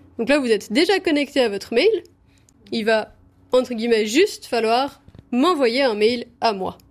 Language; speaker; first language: French; native; French